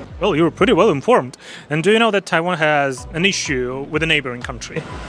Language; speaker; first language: English; non-native, fluent; Polish